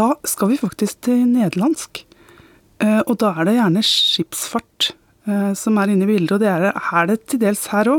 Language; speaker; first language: Norwegian; native; Norwegian